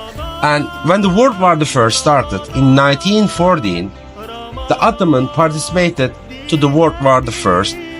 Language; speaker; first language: English; non-native, fluent; Turkish